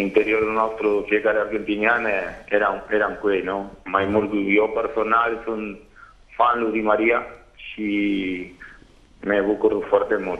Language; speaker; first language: Romanian; non-native, fluent; Spanish